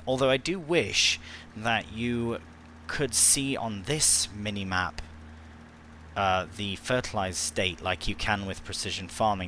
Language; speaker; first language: English; native; English